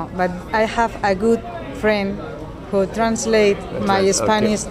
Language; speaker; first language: English; non-native, learner; Spanish